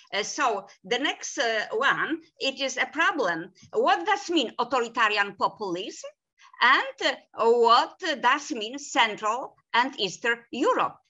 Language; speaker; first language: English; non-native, fluent; Polish